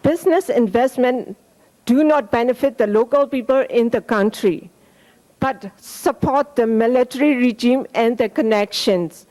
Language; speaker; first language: English; non-native, fluent; Burmese